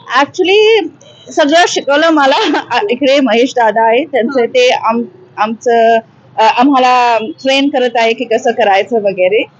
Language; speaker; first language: Marathi; early bilingual, heritage; Marathi